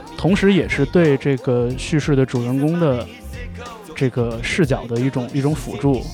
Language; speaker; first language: Chinese; native; Chinese